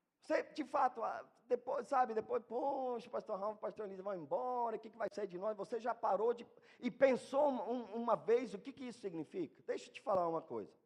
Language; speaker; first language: Portuguese; non-native, fluent; German